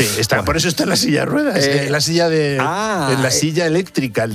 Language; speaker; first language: Spanish; native; Spanish